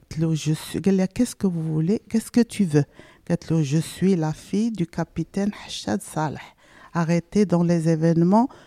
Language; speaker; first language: French; non-native, local second language; Arabic